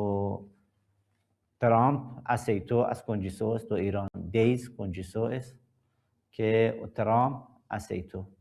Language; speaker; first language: Portuguese; non-native, learner; Persian